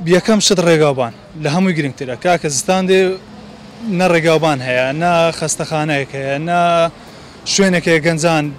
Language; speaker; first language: Central Kurdish; native; Central Kurdish